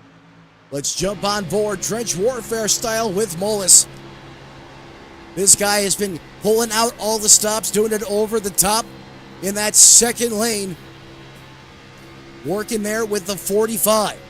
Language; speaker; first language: English; native; English